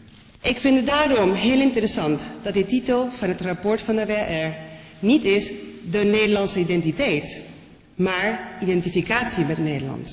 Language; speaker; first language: Dutch; non-native, fluent; Spanish